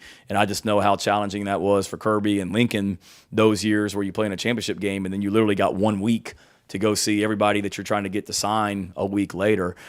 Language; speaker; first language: English; native; English